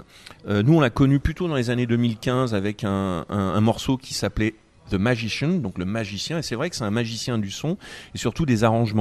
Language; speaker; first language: French; native; French